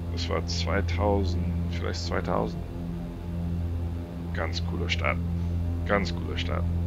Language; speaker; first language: German; non-native, fluent; English